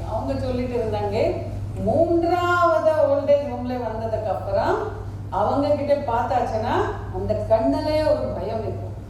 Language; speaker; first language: Tamil; non-native, fluent; Marathi